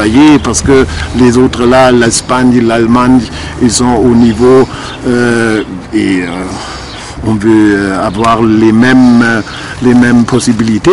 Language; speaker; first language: French; non-native, fluent; German